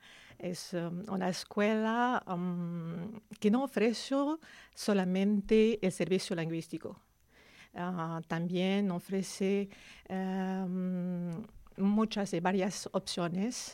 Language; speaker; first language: Spanish; non-native, learner; Arabic